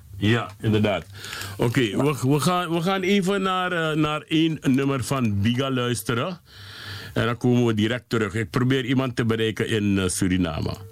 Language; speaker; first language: Dutch; native; Dutch